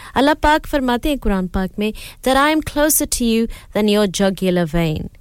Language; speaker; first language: English; early bilingual, other home language; Urdu